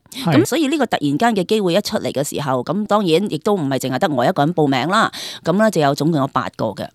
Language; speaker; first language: Cantonese; native; Cantonese